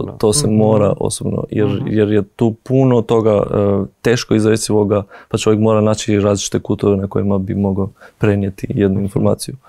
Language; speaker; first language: Croatian; non-native, fluent; Albanian